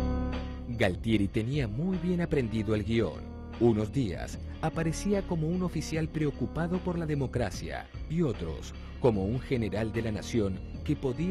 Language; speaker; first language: Spanish; native; Spanish